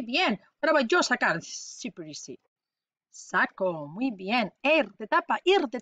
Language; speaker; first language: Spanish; non-native, fluent; English